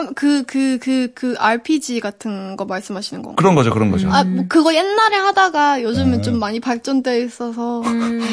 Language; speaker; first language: Korean; early bilingual, heritage; English